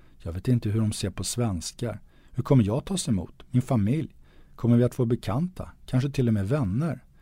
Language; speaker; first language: Swedish; native; Swedish